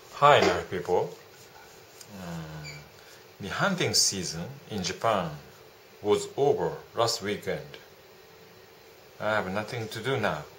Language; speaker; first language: English; non-native, learner; Japanese